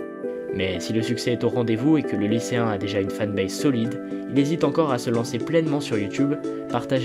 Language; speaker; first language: French; native; French